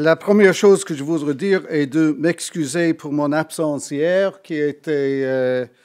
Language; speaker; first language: French; non-native, fluent; English